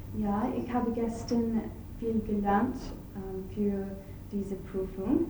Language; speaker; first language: German; non-native, learner; English